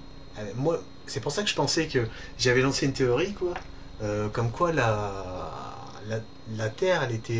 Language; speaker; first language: French; native; French